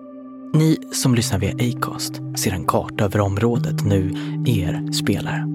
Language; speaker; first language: Swedish; native; Swedish